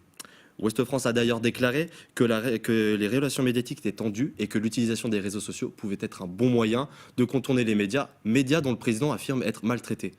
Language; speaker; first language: French; native; French